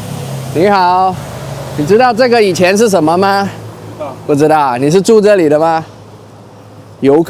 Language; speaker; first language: Chinese; early bilingual, heritage; Chinese